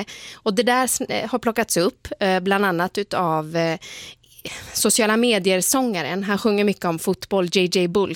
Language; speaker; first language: Swedish; native; Swedish